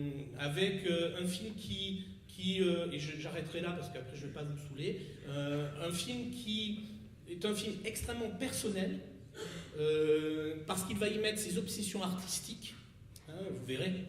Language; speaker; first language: French; native; French